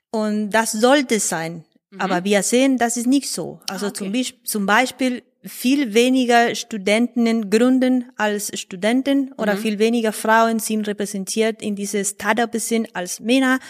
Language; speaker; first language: German; non-native, learner; Spanish